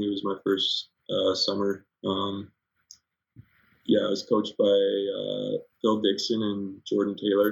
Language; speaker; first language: English; native; English